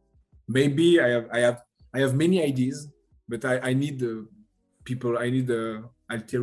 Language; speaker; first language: English; non-native, learner; French